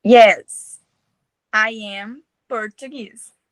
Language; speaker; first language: English; non-native, learner; Portuguese